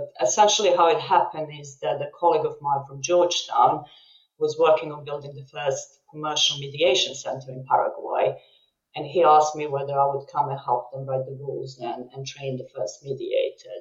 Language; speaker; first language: English; non-native, fluent; Serbian